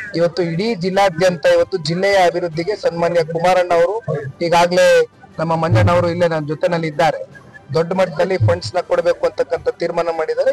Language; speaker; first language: Kannada; native; Kannada